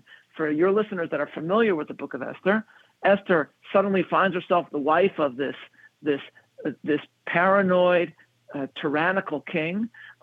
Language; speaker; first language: English; native; English